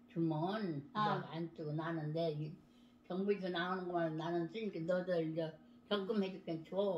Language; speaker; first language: Korean; native; Korean